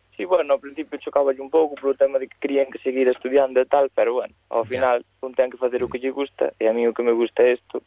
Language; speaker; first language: Galician; native; Galician